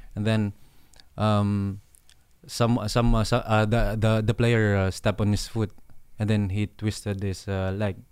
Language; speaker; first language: English; non-native, local second language; Hiligaynon